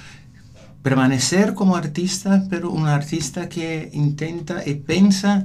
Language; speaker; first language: Spanish; non-native, learner; Portuguese